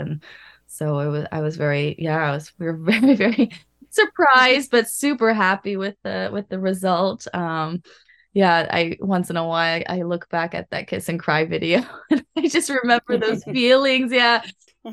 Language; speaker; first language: English; native; English